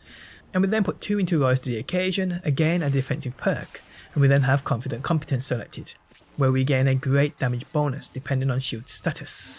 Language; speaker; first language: English; native; English